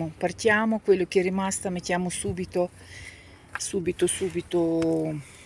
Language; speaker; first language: Italian; non-native, learner; Ukrainian